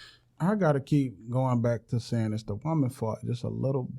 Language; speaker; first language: English; native; English